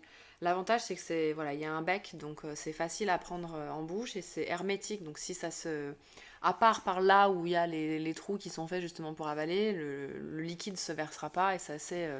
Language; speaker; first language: French; native; French